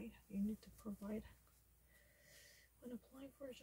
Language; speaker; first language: English; non-native, learner; Korean